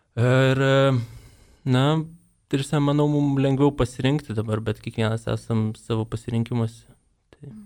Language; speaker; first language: Lithuanian; native; Lithuanian